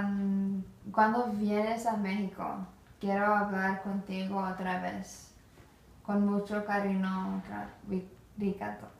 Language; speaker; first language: Spanish; non-native, learner; English